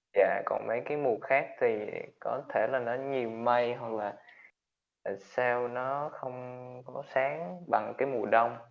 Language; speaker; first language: Vietnamese; native; Vietnamese